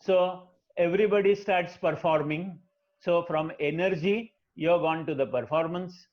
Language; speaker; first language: English; non-native, local second language; Marathi